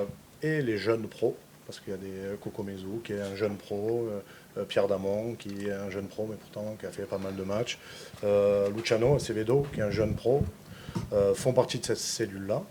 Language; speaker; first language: French; native; French